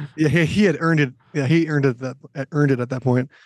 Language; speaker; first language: English; native; English